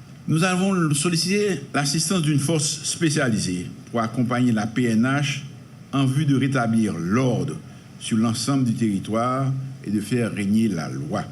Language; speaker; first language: French; non-native, local second language; Haitian Creole